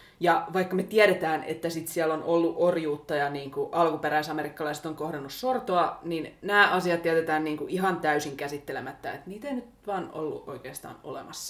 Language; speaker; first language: Finnish; native; Finnish